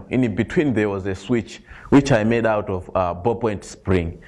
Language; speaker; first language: English; non-native, local second language; Nyanja